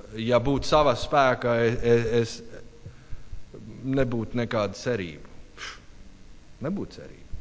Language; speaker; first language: Latvian; non-native, learner; English